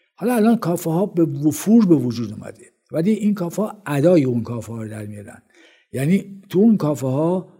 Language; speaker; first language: Persian; native; Persian